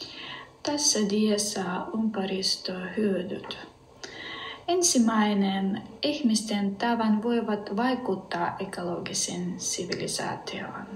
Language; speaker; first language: Finnish; non-native, learner; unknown